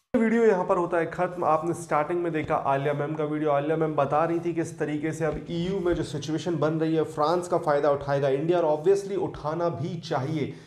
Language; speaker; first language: Hindi; native; Hindi